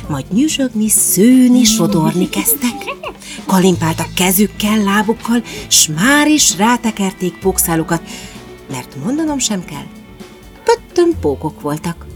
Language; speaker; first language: Hungarian; native; Hungarian